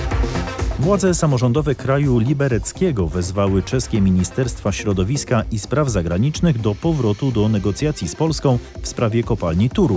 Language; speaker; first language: Polish; native; Polish